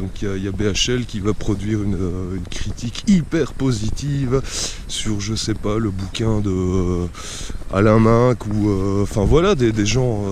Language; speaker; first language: French; native; French